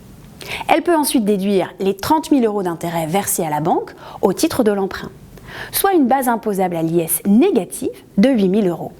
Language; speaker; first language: French; native; French